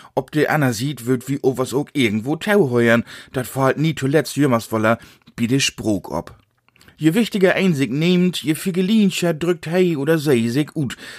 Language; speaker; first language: German; native; German